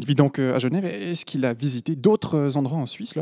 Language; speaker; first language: French; native; French